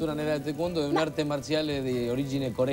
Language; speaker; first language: Italian; non-native, learner; Spanish